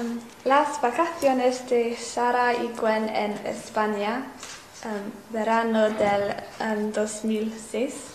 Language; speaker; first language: Spanish; non-native, learner; English